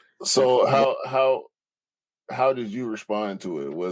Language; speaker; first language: English; native; English